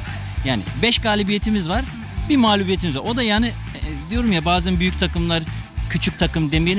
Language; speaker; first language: Turkish; native; Turkish